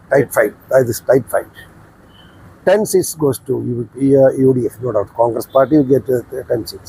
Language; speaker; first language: English; non-native, local second language; Malayalam